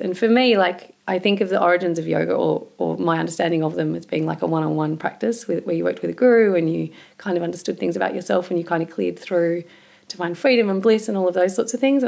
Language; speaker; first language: English; native; English